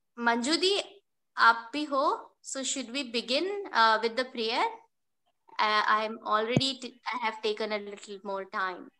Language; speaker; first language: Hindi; non-native, local second language; Marathi